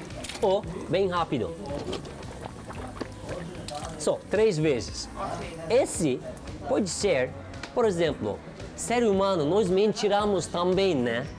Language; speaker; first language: Portuguese; non-native, learner; Turkish